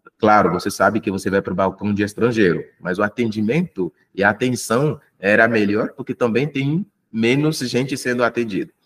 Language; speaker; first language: Portuguese; non-native, fluent; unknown